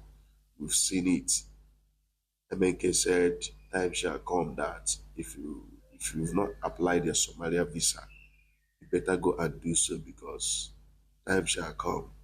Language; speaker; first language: English; non-native, local second language; Igbo